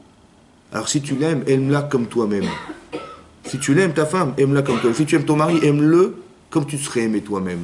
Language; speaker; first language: French; native; French